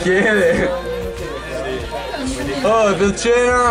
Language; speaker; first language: Italian; native; Italian